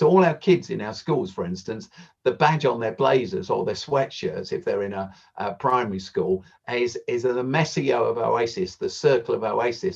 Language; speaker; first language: English; native; English